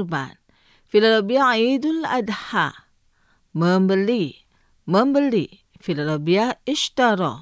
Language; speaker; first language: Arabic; non-native, fluent; Indonesian